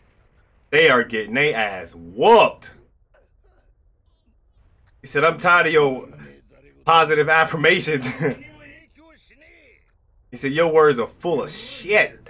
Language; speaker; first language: English; native; English